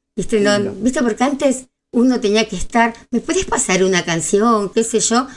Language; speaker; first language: Spanish; native; Spanish